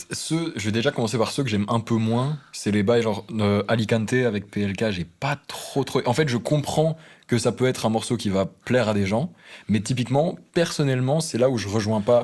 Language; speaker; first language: French; native; French